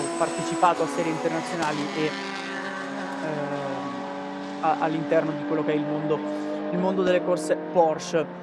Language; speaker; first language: Italian; native; Italian